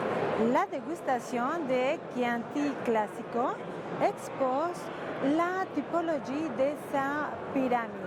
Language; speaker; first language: French; non-native, fluent; Spanish